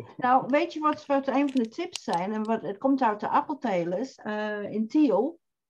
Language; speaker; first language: Dutch; non-native, fluent; English